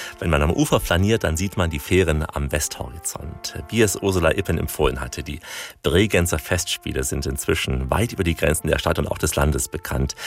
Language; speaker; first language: German; native; German